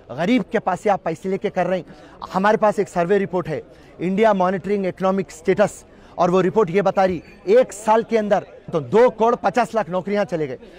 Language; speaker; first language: Hindi; non-native, local second language; Urdu